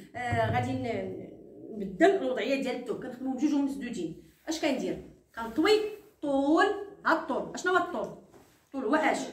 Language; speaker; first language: Arabic; native; Arabic